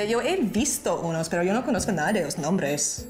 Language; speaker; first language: Spanish; non-native, fluent; English